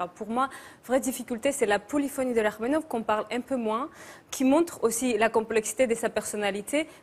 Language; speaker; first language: French; non-native, fluent; Georgian